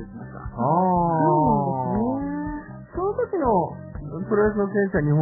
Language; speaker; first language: Japanese; native; Japanese